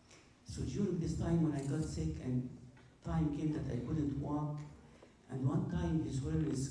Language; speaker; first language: English; non-native, fluent; Arabic